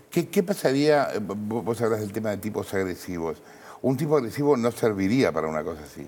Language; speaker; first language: Spanish; native; Spanish